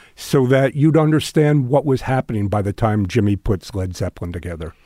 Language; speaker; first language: English; native; English